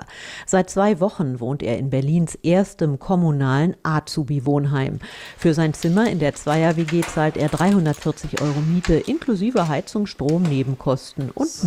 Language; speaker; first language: German; native; German